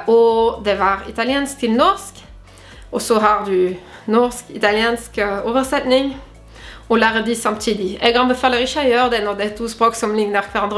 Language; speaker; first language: Norwegian; non-native, fluent; French